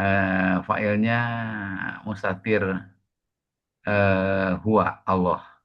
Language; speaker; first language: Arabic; non-native, learner; Indonesian